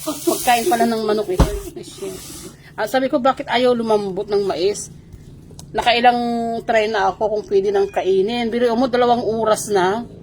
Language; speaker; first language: Filipino; non-native, local second language; Iloko